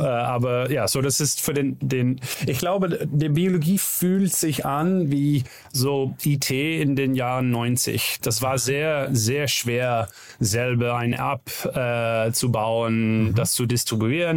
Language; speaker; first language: German; non-native, learner; Dutch